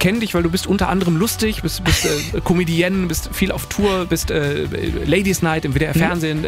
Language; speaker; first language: German; native; German